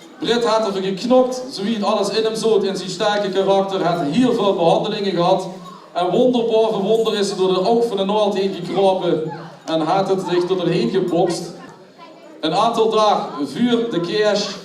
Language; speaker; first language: Dutch; non-native, local second language; Limburgish